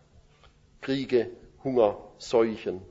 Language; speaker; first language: German; native; German